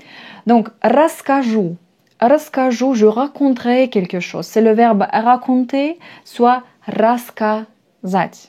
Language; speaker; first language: French; non-native, fluent; Russian